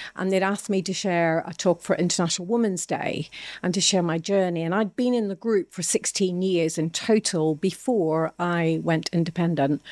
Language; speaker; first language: English; native; English